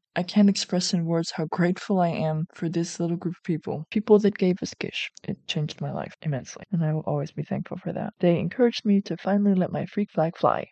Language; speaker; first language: English; non-native, fluent; Dutch